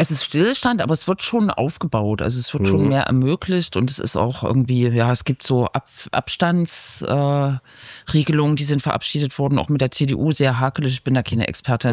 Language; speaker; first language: German; native; German